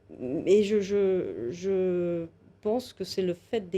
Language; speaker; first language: French; native; French